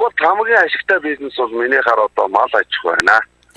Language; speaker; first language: Mongolian; native; Mongolian